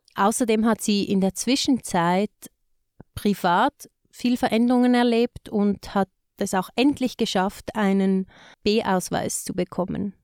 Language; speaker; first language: German; native; German